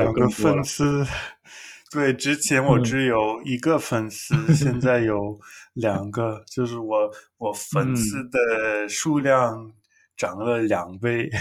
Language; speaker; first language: Chinese; non-native, fluent; English